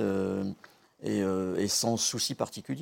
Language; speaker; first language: French; native; French